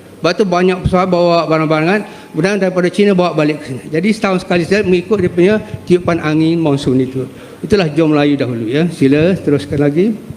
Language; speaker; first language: Malay; native; Malay